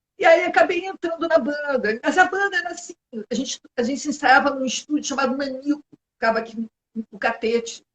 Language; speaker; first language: Portuguese; native; Portuguese